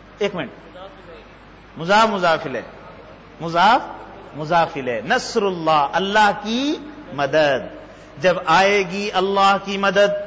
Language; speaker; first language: Urdu; native; Urdu